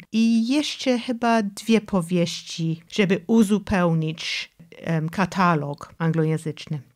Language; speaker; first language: Polish; non-native, fluent; English